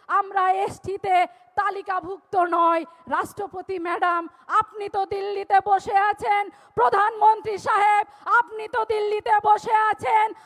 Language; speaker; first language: Bangla; non-native, local second language; Santali